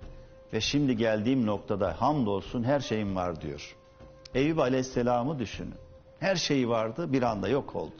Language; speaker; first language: Turkish; native; Turkish